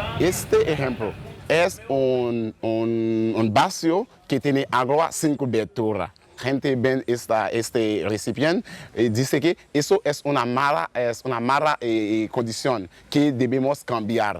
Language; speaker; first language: Spanish; non-native, learner; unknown